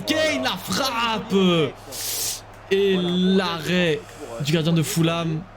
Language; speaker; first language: French; native; French